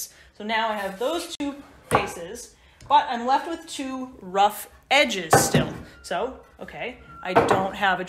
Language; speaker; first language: English; native; English